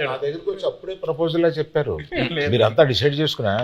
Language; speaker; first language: Telugu; native; Telugu